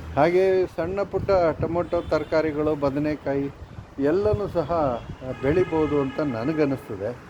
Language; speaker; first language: Kannada; native; Kannada